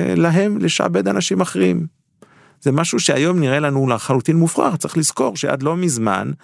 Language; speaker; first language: Hebrew; non-native, fluent; French